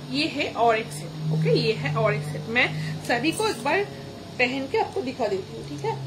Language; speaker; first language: Hindi; non-native, local second language; Bangla